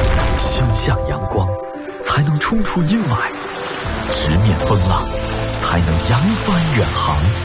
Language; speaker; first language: Chinese; native; Chinese